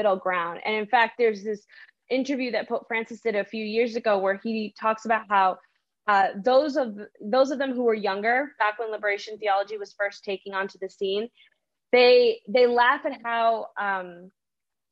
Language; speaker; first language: English; early bilingual, other home language; Spanish